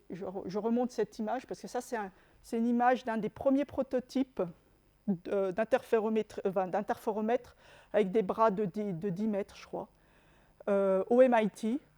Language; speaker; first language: French; native; French